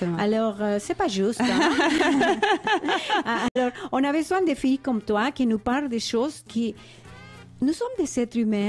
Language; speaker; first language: French; non-native, fluent; Spanish